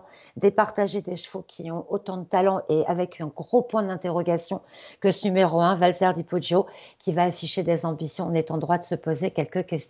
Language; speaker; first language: French; native; French